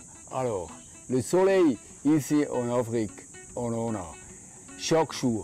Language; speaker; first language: French; non-native, fluent; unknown